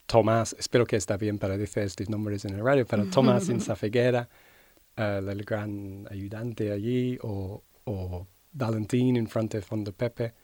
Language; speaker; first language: Spanish; non-native, fluent; English